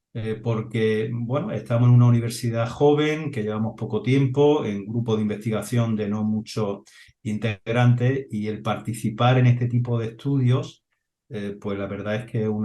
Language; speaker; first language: Spanish; native; Spanish